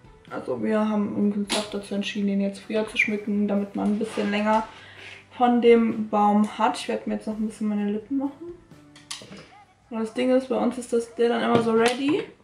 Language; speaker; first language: German; native; German